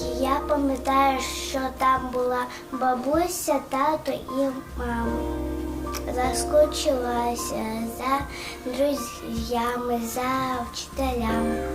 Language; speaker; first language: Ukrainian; non-native, local second language; Russian